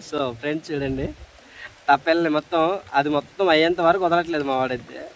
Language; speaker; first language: Telugu; non-native, local second language; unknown